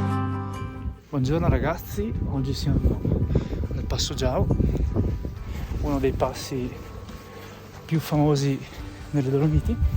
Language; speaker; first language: Italian; native; Italian